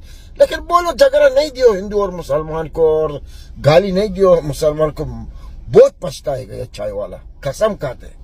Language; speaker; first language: Hindi; non-native, learner; Arabic